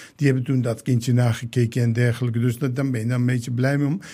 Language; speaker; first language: Dutch; early bilingual, other home language; Turkish